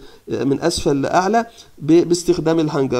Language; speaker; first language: Arabic; native; Arabic